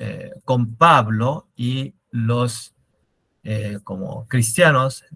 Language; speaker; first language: Spanish; non-native, learner; Korean